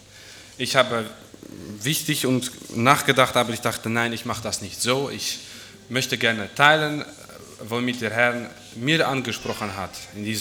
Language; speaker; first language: German; non-native, fluent; Dutch